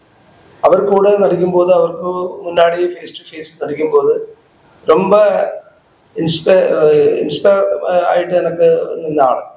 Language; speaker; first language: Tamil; non-native, local second language; Malayalam